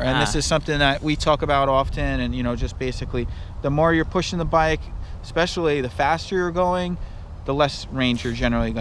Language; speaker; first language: English; native; English